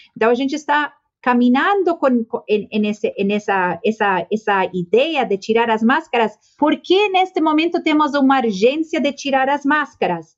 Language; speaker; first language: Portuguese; non-native, fluent; Spanish